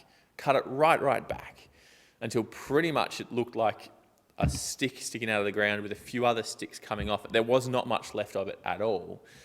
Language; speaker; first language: English; native; English